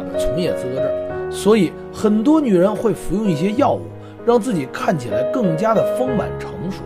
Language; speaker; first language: Chinese; native; Chinese